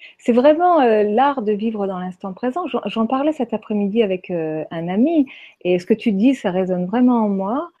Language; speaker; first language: French; native; French